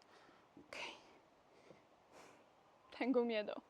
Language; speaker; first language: Spanish; non-native, learner; Polish